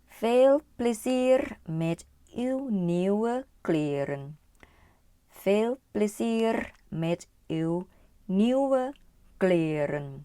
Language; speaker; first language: Dutch; non-native, learner; Thai